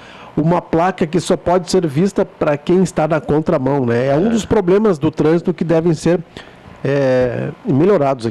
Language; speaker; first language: Portuguese; native; Portuguese